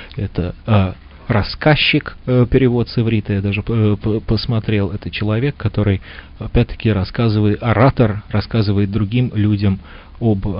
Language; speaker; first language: Russian; native; Russian